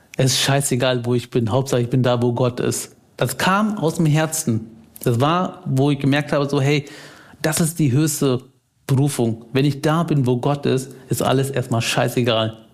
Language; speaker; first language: German; early bilingual, other home language; Tamil